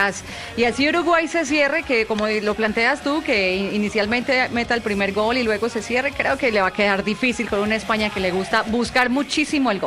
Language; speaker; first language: Spanish; native; Spanish